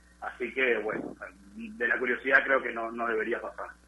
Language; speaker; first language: Spanish; native; Spanish